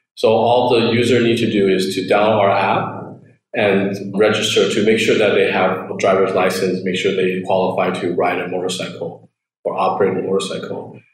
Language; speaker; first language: English; early bilingual, other home language; Chinese